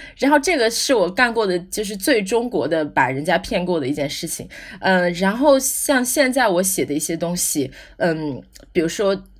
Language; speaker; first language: Chinese; native; Chinese